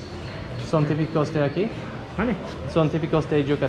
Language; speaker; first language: Spanish; non-native, fluent; English